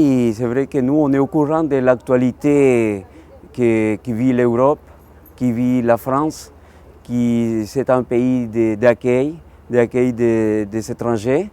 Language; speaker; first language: French; non-native, local second language; Spanish